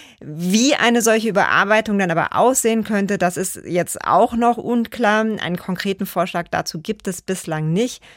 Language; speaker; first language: German; native; German